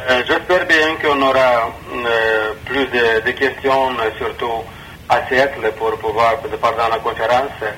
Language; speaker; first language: French; non-native, fluent; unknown